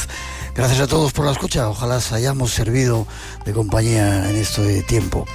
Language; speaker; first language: Spanish; native; Spanish